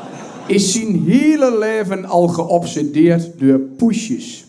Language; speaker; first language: Dutch; native; Dutch